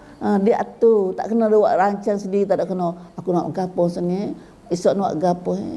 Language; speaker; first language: Malay; native; Malay